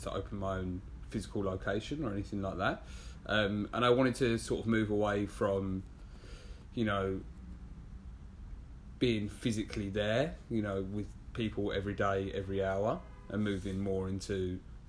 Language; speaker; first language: English; native; English